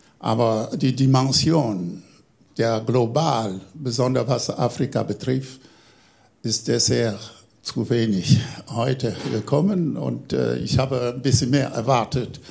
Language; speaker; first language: German; non-native, fluent; French